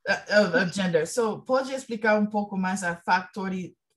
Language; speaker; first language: Portuguese; non-native, learner; English